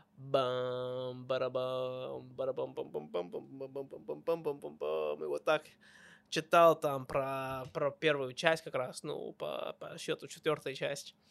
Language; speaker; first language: Russian; early bilingual, heritage; Russian